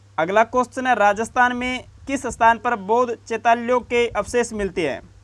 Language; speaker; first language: Hindi; native; Hindi